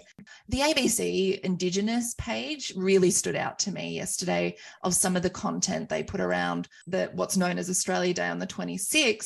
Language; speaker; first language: English; native; English